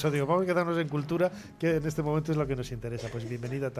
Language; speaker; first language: Spanish; native; Spanish